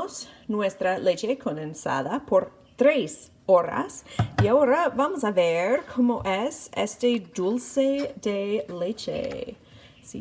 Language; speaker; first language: Spanish; non-native, fluent; English